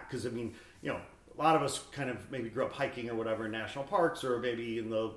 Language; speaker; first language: English; native; English